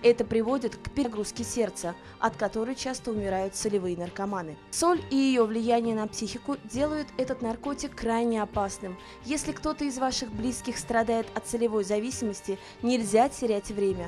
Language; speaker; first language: Russian; native; Russian